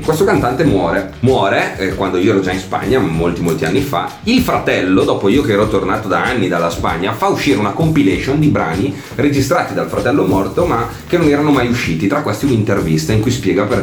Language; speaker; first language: Italian; native; Italian